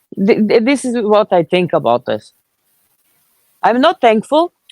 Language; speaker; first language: English; non-native, fluent; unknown